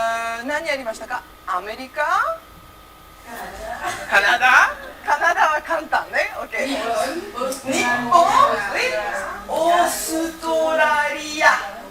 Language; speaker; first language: Japanese; early bilingual, heritage; Japanese